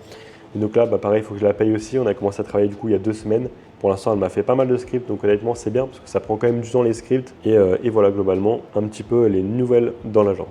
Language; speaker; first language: French; native; French